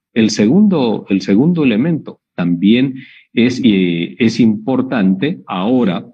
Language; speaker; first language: Spanish; native; Spanish